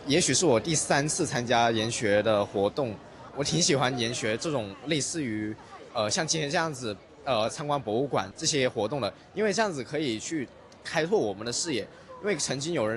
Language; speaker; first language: Chinese; native; Chinese